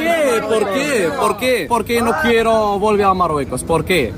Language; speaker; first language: Spanish; non-native, learner; Arabic